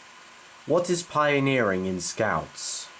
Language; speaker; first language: English; native; English